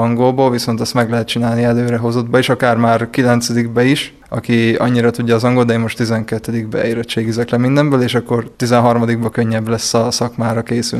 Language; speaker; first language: Hungarian; native; Hungarian